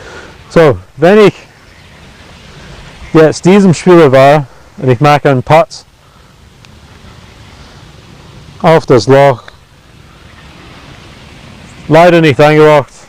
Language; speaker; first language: German; non-native, fluent; English